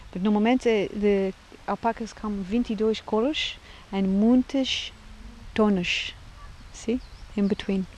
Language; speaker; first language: Portuguese; non-native, learner; English